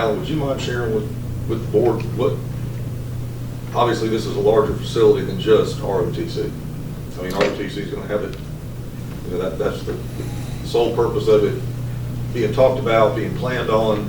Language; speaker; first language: English; native; English